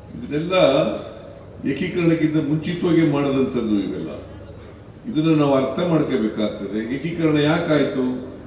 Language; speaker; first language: Kannada; native; Kannada